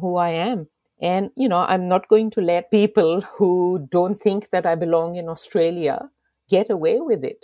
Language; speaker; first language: English; non-native, local second language; Urdu